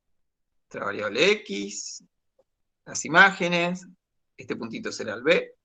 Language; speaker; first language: Spanish; native; Spanish